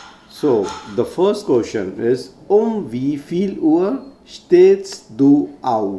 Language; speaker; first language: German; non-native, fluent; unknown